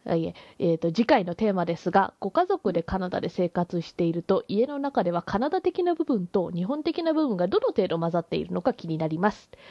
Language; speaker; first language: Japanese; early bilingual, heritage; Japanese